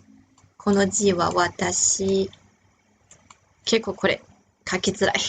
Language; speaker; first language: Japanese; non-native, fluent; Chinese